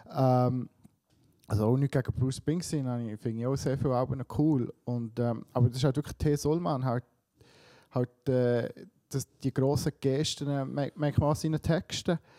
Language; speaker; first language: German; early bilingual, other home language; Swiss German